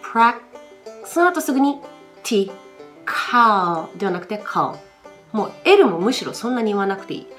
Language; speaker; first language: Japanese; native; Japanese